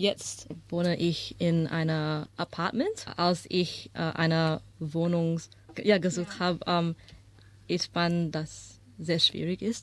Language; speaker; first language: German; non-native, learner; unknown